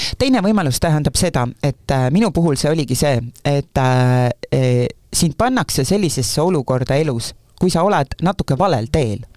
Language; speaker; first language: Estonian; native; Estonian